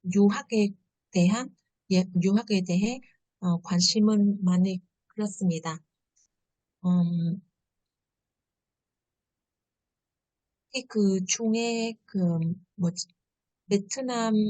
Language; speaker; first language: Korean; non-native, fluent; Vietnamese